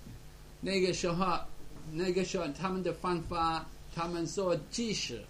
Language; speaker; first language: Chinese; non-native, fluent; English